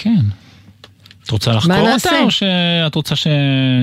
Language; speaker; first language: Hebrew; native; Hebrew